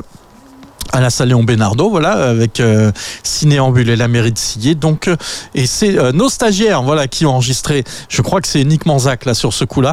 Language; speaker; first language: French; native; French